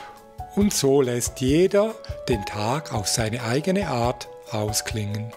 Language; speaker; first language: German; native; German